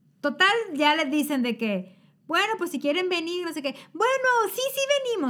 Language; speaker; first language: Spanish; native; Spanish